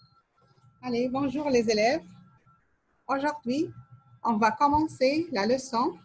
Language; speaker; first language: French; non-native, fluent; Arabic